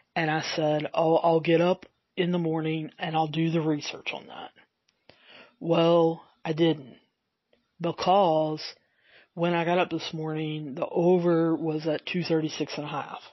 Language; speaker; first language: English; native; English